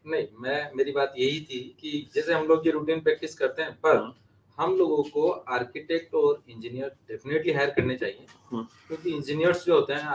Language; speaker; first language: Hindi; native; Hindi